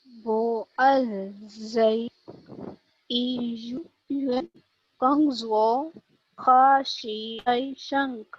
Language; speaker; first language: Chinese; non-native, learner; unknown